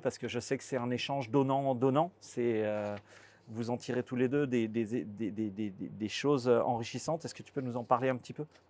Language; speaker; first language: French; native; French